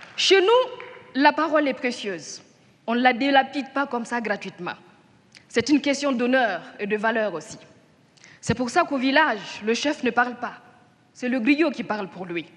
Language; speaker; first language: French; non-native, local second language; Mossi